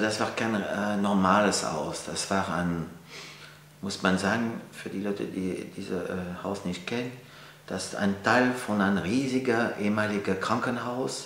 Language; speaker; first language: German; non-native, fluent; French